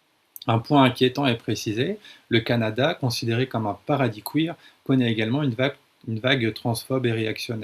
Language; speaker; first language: French; native; French